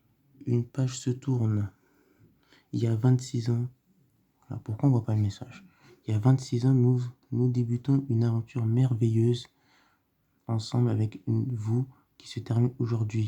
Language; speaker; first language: French; native; French